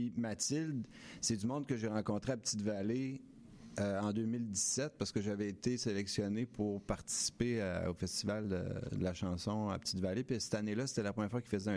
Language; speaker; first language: French; native; French